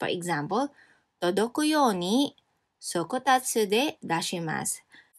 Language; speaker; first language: Japanese; non-native, fluent; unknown